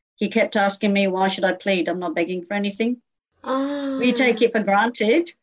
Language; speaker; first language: English; native; English